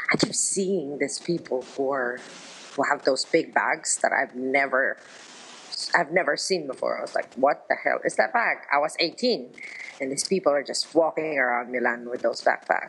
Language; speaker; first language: English; non-native, local second language; Filipino